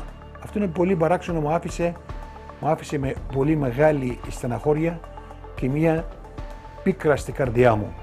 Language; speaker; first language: Greek; non-native, local second language; Turkish